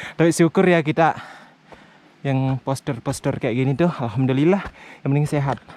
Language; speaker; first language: Indonesian; non-native, local second language; Buginese